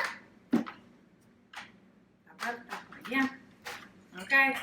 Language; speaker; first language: Spanish; non-native, learner; English